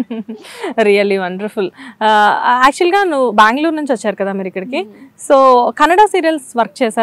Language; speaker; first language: Telugu; native; Telugu